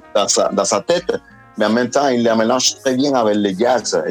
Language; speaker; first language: French; non-native, fluent; Spanish